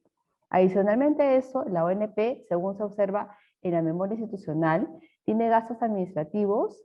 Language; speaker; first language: Spanish; native; Spanish